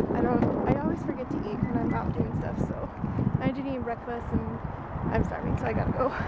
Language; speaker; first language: English; native; English